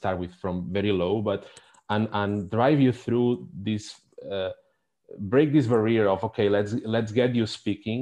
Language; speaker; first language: English; non-native, fluent; Spanish